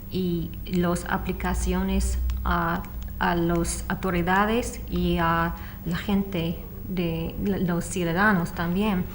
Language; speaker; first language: Spanish; non-native, fluent; English